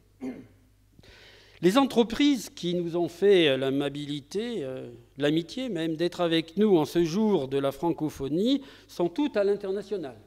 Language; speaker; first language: French; native; French